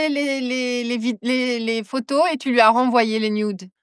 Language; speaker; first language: French; native; French